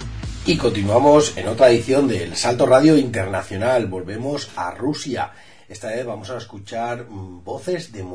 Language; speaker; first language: Spanish; native; Spanish